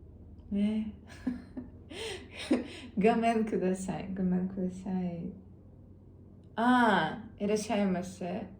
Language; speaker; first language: Japanese; non-native, learner; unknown